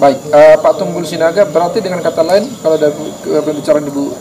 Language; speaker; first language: Indonesian; native; Indonesian